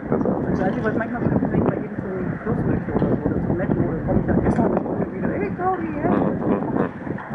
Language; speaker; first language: German; native; German